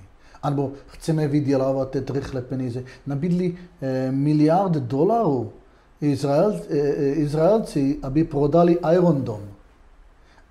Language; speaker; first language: Czech; non-native, fluent; Hebrew